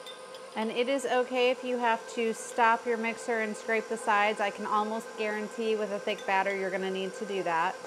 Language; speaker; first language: English; native; English